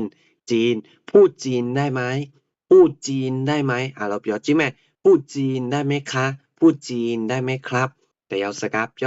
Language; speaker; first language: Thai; non-native, fluent; Burmese